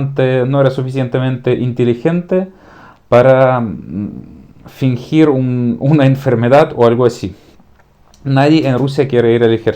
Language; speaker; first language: Spanish; non-native, fluent; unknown